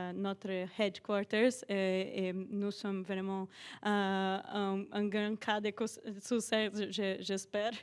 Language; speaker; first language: French; non-native, fluent; Portuguese